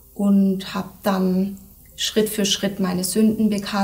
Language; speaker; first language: German; early bilingual, other home language; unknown